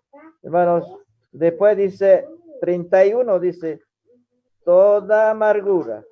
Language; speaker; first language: Spanish; native; Spanish